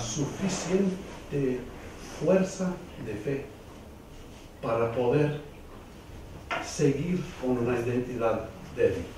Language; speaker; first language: Spanish; non-native, fluent; English